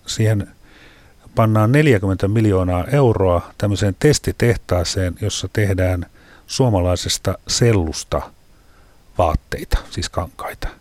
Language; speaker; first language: Finnish; native; Finnish